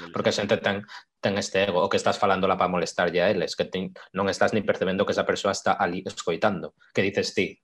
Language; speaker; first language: Galician; non-native, local second language; Spanish